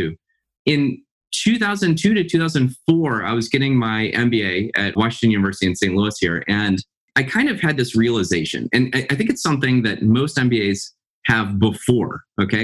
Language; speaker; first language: English; native; English